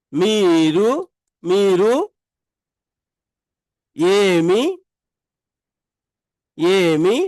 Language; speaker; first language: Telugu; non-native, local second language; Urdu